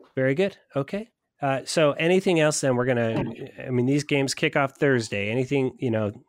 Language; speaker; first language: English; native; English